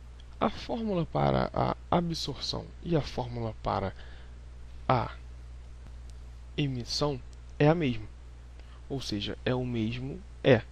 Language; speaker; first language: Portuguese; native; Portuguese